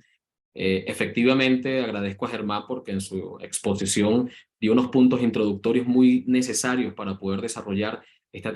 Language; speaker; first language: Spanish; native; Spanish